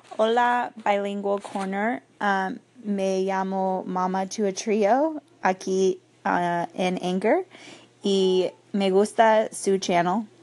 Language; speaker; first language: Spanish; non-native, learner; English